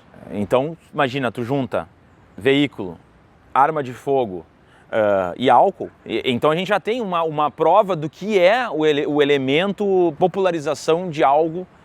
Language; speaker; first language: Portuguese; native; Portuguese